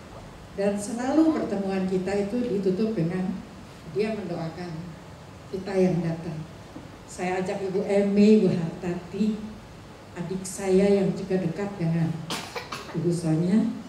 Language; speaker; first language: Indonesian; native; Indonesian